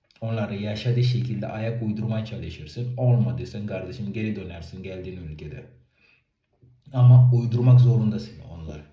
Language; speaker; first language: Turkish; non-native, fluent; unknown